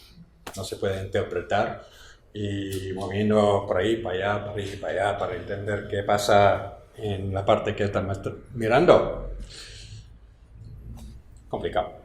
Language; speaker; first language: Spanish; non-native, fluent; English